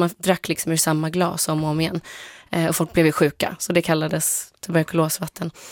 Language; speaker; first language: Swedish; early bilingual, other home language; Polish